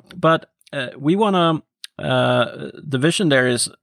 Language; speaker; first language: English; non-native, fluent; Swedish